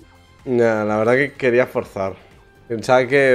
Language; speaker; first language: Spanish; native; Spanish